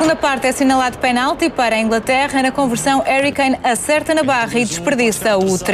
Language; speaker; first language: Portuguese; native; Portuguese